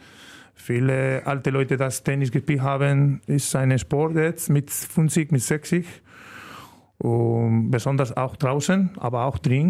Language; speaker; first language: German; non-native, learner; Spanish